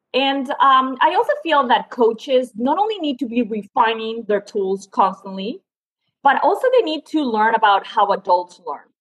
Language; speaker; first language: English; non-native, fluent; Spanish